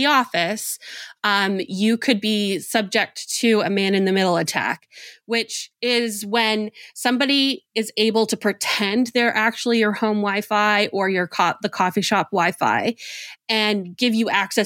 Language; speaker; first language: English; native; English